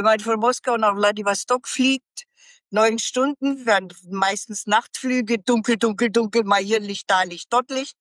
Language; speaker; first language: German; native; German